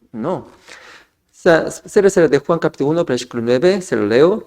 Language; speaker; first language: Spanish; non-native, fluent; Korean